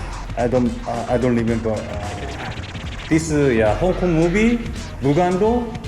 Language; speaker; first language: English; non-native, learner; Korean